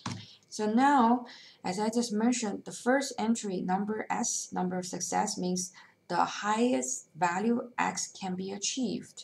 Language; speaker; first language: English; non-native, fluent; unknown